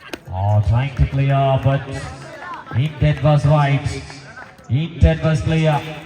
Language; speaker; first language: English; non-native, local second language; Malayalam